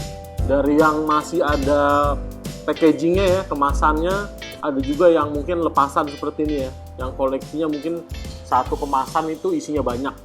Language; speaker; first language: Indonesian; native; Indonesian